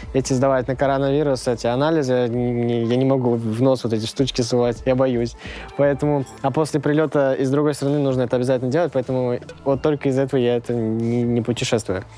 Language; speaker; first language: Russian; native; Russian